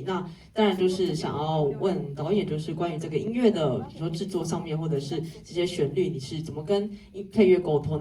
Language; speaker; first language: Chinese; native; Chinese